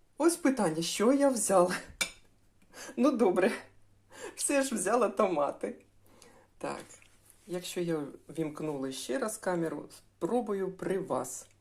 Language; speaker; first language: Ukrainian; non-native, local second language; Russian